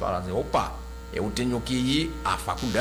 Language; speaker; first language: Portuguese; non-native, local second language; Haitian Creole